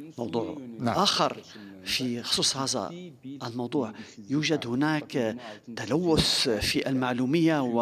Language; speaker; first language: Arabic; non-native, fluent; Turkish